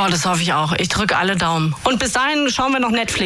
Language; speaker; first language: German; native; German